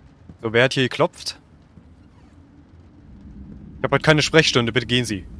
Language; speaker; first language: German; native; German